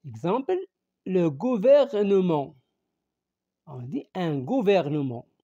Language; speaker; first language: French; non-native, local second language; Arabic